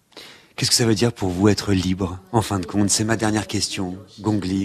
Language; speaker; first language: French; native; French